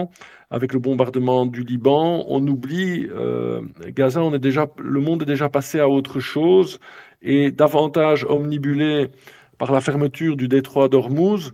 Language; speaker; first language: French; native; French